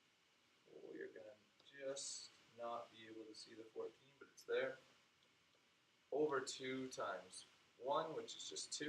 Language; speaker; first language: English; native; English